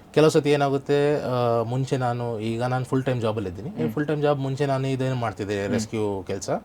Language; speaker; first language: Kannada; non-native, local second language; Konkani